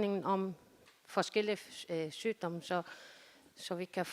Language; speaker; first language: Danish; non-native, local second language; Kalaallisut